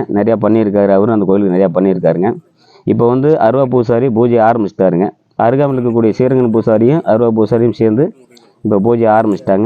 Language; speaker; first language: Tamil; native; Tamil